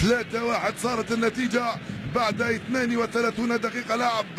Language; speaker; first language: Arabic; native; Arabic